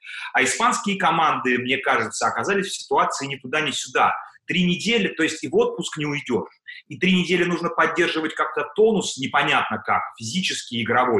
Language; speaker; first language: Russian; native; Russian